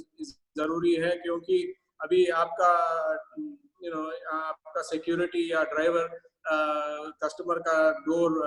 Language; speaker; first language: Hindi; non-native, local second language; Tamil